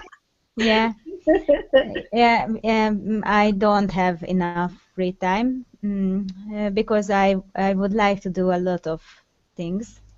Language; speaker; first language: English; non-native, learner; Hungarian